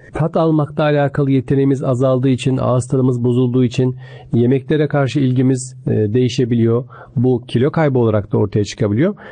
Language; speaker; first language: Turkish; native; Turkish